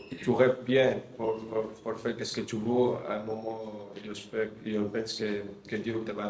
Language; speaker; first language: French; non-native, learner; Spanish